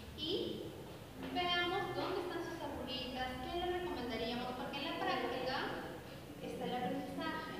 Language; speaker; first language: Spanish; native; Spanish